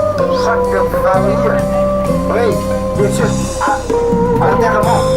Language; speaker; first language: French; non-native, fluent; Vietnamese